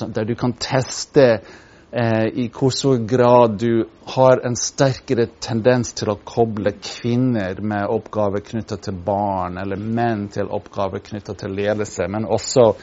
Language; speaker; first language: Norwegian; non-native, fluent; English